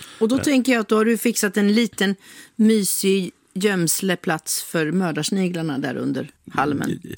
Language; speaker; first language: Swedish; native; Swedish